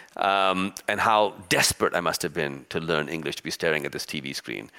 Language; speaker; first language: English; early bilingual, other home language; Urdu